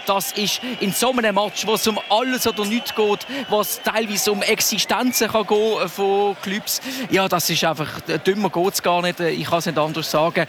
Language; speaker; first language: German; native; German